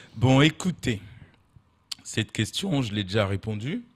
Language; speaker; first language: French; native; French